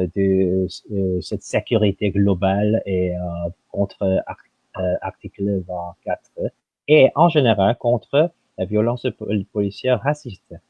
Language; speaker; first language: French; non-native, fluent; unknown